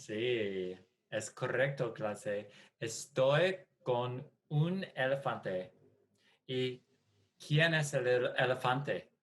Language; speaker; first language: Spanish; non-native, fluent; English